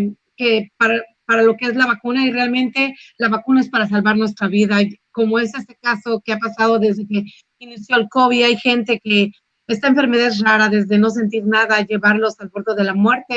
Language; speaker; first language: Spanish; native; Spanish